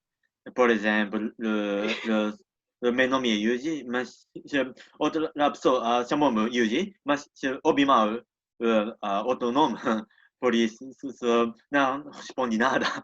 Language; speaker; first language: Portuguese; non-native, learner; Japanese